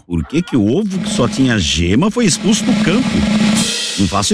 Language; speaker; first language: Portuguese; native; Portuguese